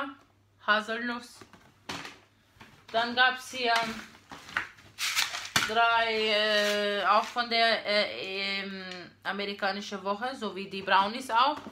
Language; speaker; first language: German; non-native, fluent; Portuguese